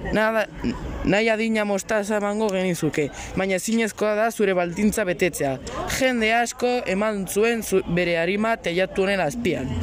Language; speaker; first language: Basque; non-native, local second language; Spanish